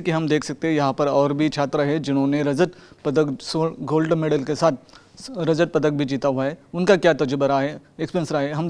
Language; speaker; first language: Hindi; native; Hindi